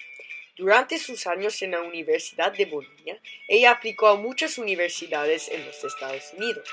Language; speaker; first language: Spanish; non-native, fluent; English